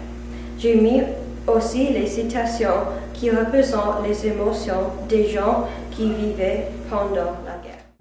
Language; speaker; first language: French; non-native, learner; English